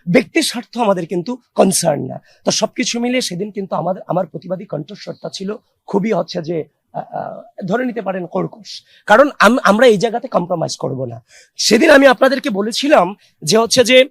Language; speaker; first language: Bangla; native; Bangla